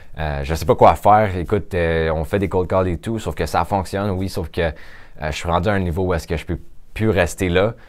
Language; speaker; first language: French; native; French